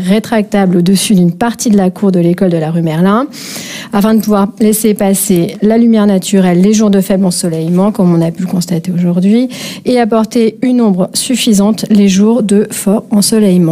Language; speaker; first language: French; native; French